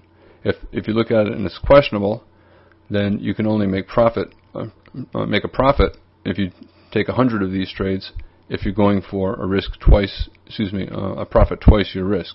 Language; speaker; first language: English; native; English